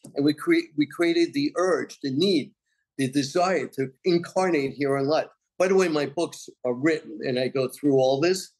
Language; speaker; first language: English; native; English